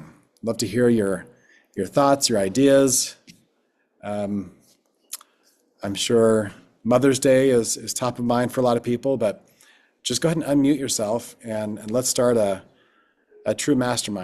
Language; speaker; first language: English; native; English